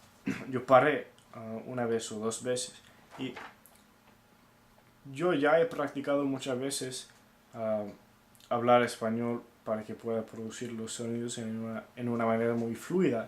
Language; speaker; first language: Spanish; non-native, fluent; English